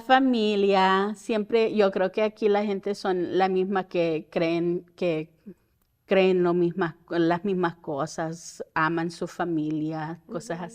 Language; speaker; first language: Spanish; early bilingual, heritage; Spanish